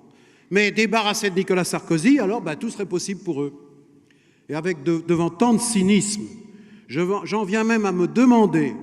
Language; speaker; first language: French; native; French